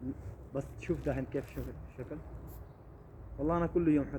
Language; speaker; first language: Arabic; non-native, learner; Urdu